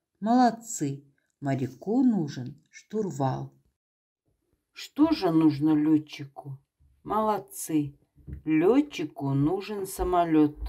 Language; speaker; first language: Russian; non-native, local second language; Kazakh